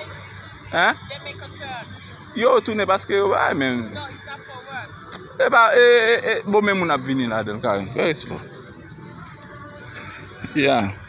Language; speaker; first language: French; non-native, local second language; Haitian Creole